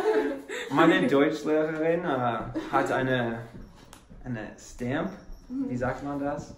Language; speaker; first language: German; non-native, learner; English